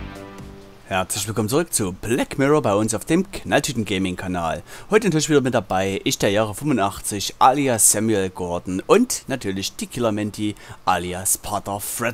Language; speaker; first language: German; native; German